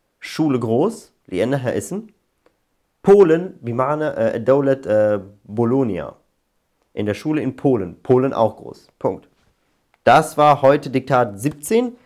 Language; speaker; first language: German; non-native, fluent; Arabic